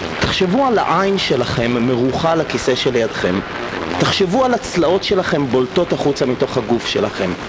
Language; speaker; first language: Hebrew; native; Hebrew